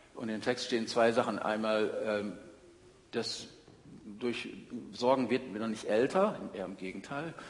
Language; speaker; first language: German; native; German